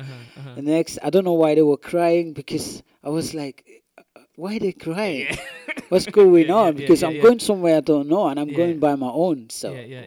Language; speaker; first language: English; non-native, local second language; Wolof